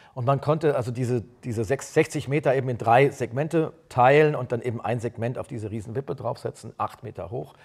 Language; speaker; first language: German; native; German